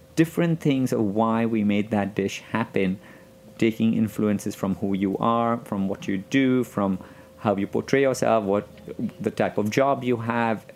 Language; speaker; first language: English; non-native, local second language; Gujarati